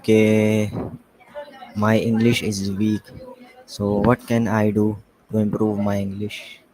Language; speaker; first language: English; non-native, learner; Hindi